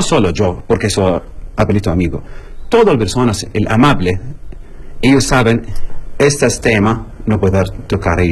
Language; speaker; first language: Spanish; non-native, learner; Arabic